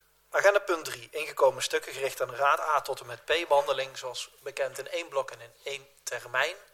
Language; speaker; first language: Dutch; native; Dutch